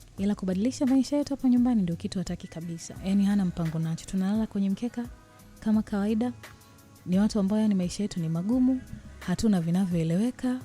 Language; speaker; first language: Swahili; native; Swahili